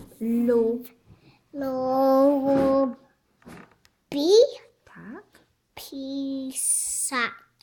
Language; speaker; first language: Polish; early bilingual, heritage; Polish